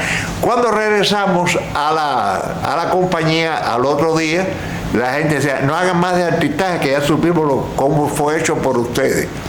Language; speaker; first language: Spanish; native; Spanish